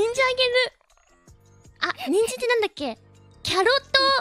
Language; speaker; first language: Japanese; native; Japanese